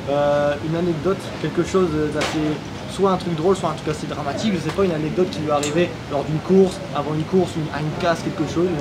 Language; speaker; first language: French; native; French